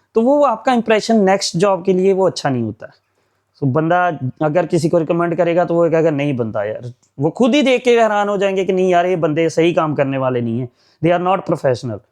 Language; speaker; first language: Hindi; non-native, local second language; Punjabi